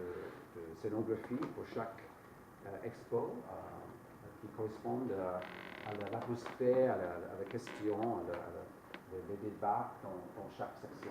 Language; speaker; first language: French; non-native, fluent; English